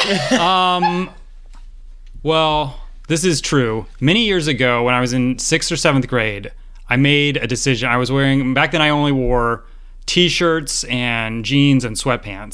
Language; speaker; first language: English; native; English